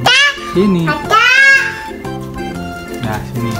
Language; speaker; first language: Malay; non-native, local second language; Sundanese